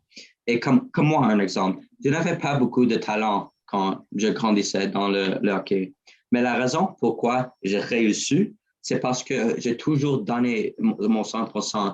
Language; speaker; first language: French; non-native, learner; English